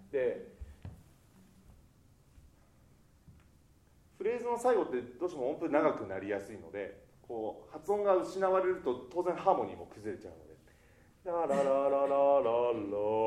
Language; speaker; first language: Japanese; native; Japanese